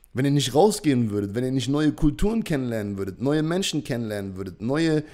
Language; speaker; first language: German; native; German